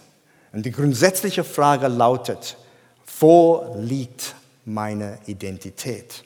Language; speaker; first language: German; non-native, fluent; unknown